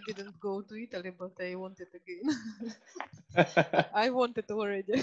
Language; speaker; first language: English; non-native, learner; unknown